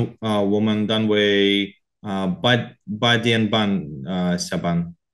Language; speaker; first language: Chinese; non-native, learner; Korean